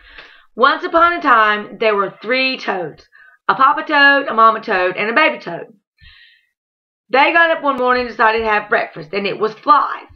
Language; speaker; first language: English; native; English